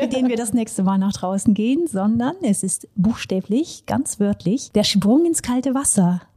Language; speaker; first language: German; native; German